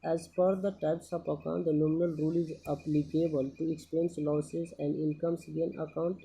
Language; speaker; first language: English; non-native, local second language; Nepali